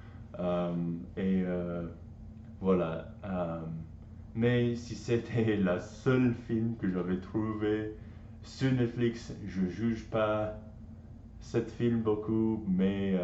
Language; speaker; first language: French; non-native, learner; English